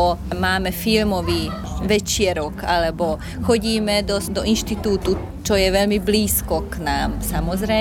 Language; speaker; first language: Slovak; non-native, local second language; Hungarian